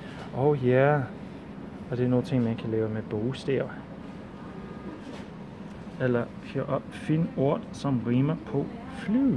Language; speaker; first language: Danish; non-native, fluent; English